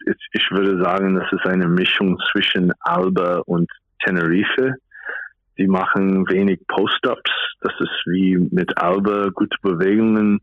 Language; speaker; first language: German; non-native, fluent; English